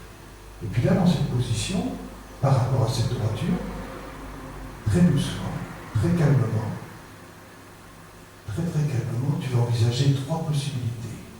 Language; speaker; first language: French; native; French